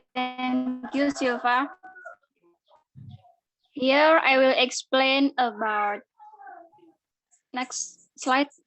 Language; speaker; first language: English; non-native, learner; Indonesian